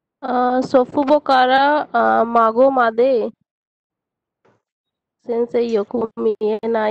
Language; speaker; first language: Japanese; non-native, learner; Hindi